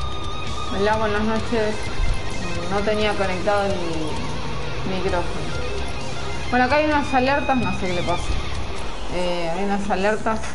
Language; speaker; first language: Spanish; native; Spanish